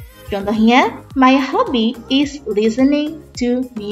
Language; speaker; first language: English; non-native, fluent; Indonesian